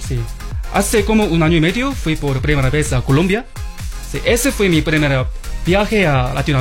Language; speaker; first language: Spanish; non-native, learner; Korean